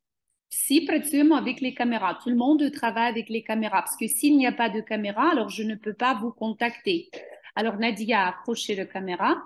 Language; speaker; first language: French; non-native, fluent; Ukrainian